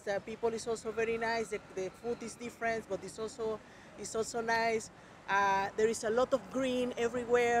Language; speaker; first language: English; non-native, fluent; Spanish